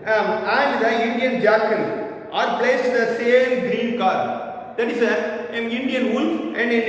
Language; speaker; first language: English; non-native, local second language; Tamil